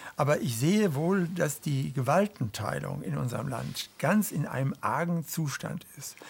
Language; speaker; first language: German; native; German